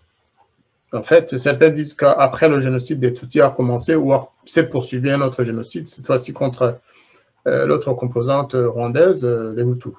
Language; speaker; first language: French; non-native, local second language; Kinyarwanda